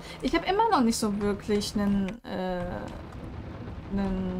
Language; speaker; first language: German; native; German